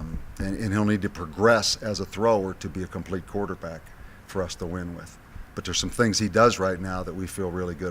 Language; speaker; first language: English; native; English